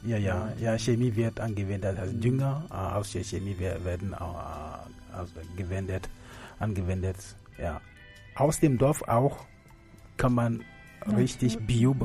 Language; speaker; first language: German; non-native, fluent; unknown